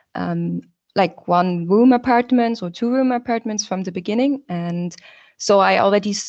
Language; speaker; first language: English; non-native, fluent; German